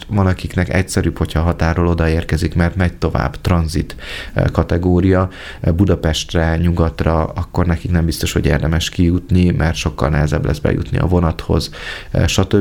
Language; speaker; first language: Hungarian; native; Hungarian